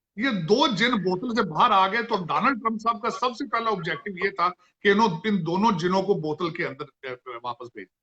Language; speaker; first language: Urdu; non-native, local second language; Punjabi